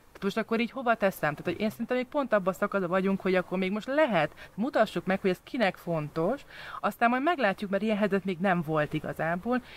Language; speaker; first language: Hungarian; native; Hungarian